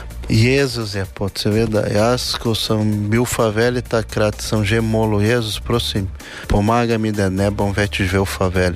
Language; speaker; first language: Slovenian; non-native, learner; Portuguese